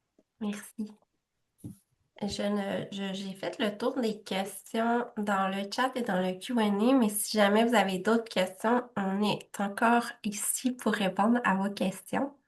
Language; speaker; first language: French; native; French